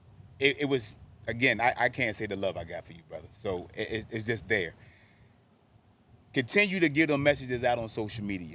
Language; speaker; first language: English; native; English